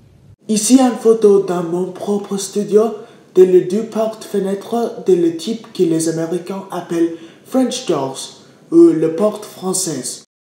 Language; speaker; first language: French; non-native, learner; English